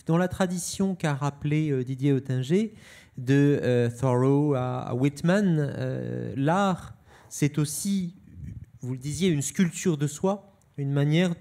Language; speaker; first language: French; native; French